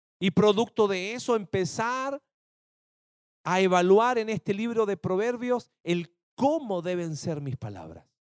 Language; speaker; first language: Spanish; native; Spanish